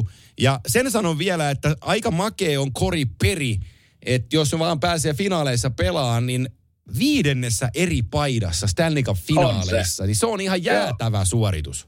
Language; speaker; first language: Finnish; native; Finnish